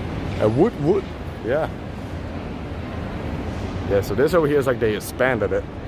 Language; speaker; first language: English; non-native, local second language; Spanish